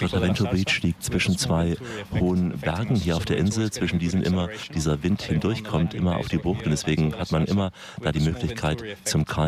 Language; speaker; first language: German; native; German